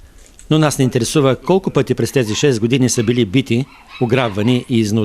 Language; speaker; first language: Bulgarian; native; Bulgarian